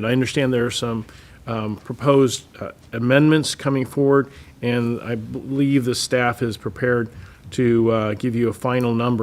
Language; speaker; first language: English; native; English